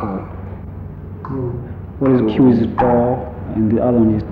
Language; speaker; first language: English; non-native, local second language; Zulu